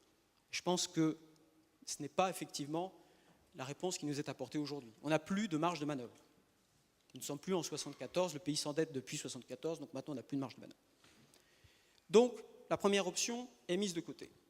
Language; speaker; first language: French; native; French